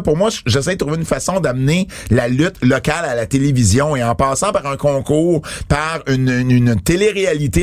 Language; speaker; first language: French; native; French